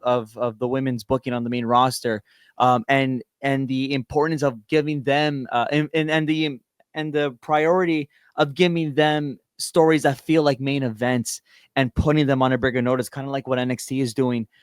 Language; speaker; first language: English; native; English